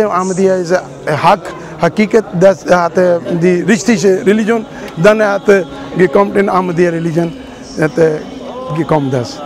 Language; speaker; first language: German; non-native, learner; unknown